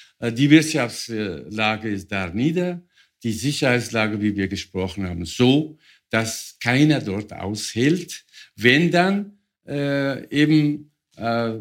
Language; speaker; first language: German; non-native, fluent; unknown